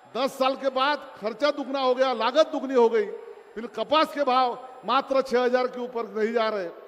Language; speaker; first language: Hindi; non-native, local second language; Marathi